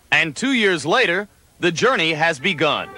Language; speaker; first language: English; native; English